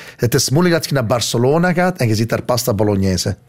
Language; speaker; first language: Dutch; native; Dutch